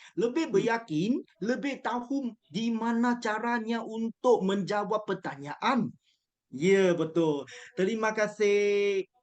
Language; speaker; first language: Malay; non-native, local second language; Chinese